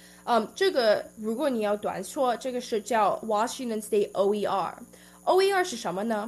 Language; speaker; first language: Chinese; early bilingual, heritage; Chinese